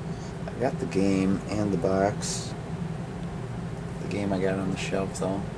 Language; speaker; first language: English; native; English